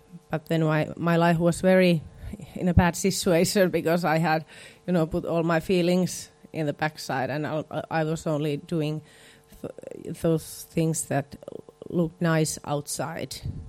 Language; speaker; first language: English; non-native, fluent; Finnish